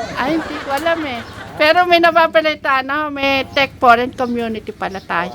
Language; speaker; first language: Filipino; native; Filipino